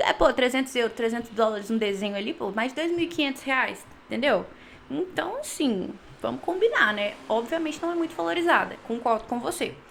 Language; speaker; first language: Portuguese; native; Portuguese